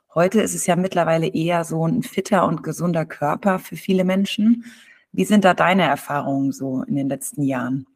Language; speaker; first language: German; native; German